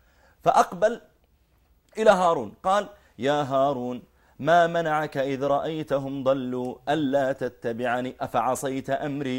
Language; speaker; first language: Arabic; native; Arabic